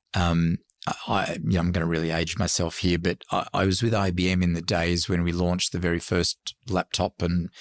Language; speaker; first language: English; early bilingual, other home language; Arabic